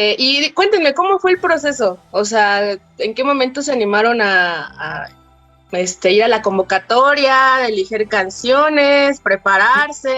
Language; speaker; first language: Spanish; native; Spanish